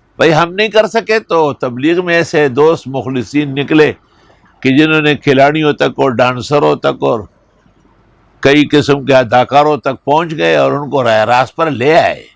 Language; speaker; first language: Urdu; non-native, local second language; Pashto